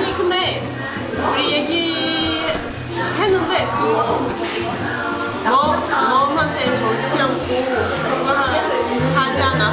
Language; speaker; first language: Korean; non-native, learner; Portuguese